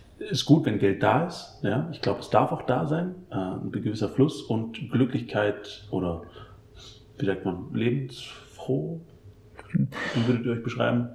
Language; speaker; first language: German; native; German